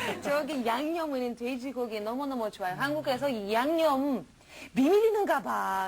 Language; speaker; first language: Korean; non-native, learner; Romanian